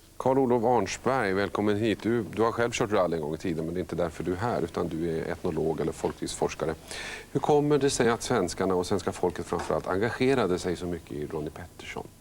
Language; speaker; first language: Swedish; native; Swedish